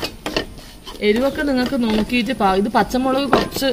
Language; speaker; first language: Malayalam; native; Malayalam